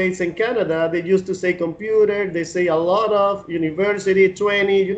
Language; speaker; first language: English; non-native, fluent; Spanish